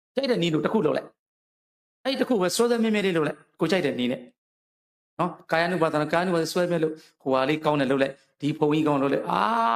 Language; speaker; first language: Burmese; native; Burmese